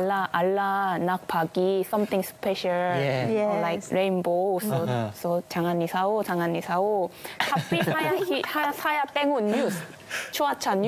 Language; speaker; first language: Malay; non-native, learner; Korean